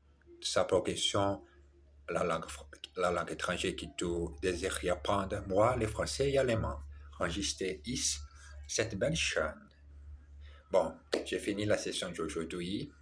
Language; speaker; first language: French; non-native, learner; Portuguese